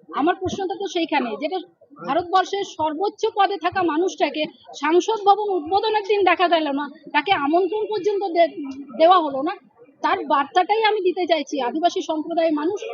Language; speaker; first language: Bangla; non-native, local second language; Santali